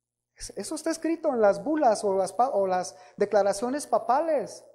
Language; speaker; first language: Spanish; native; Spanish